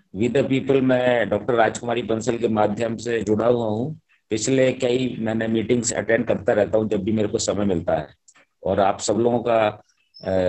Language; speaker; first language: Hindi; native; Hindi